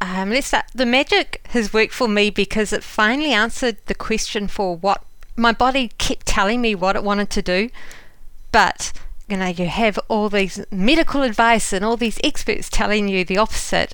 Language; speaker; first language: English; native; English